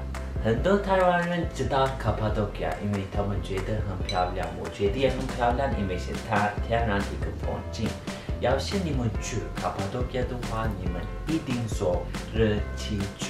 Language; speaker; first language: Chinese; non-native, learner; Turkish